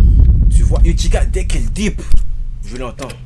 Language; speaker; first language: French; native; French